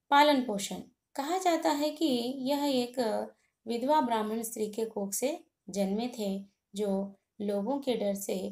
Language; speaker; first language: Hindi; non-native, local second language; Telugu